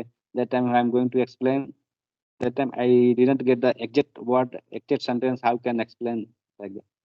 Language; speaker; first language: English; non-native, learner; Hindi